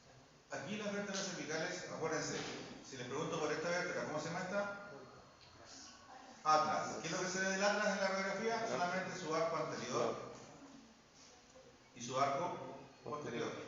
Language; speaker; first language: Spanish; native; Spanish